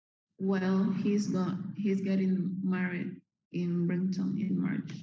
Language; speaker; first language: English; non-native, learner; Spanish